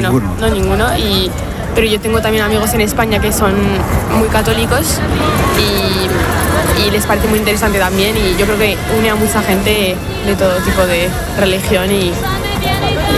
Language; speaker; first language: Spanish; non-native, fluent; French